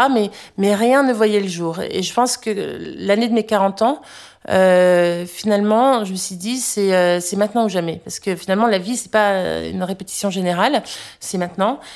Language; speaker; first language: French; native; French